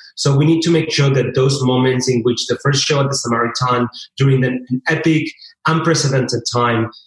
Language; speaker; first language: English; early bilingual, other home language; Spanish